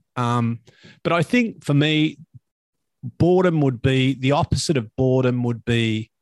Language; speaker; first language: English; native; English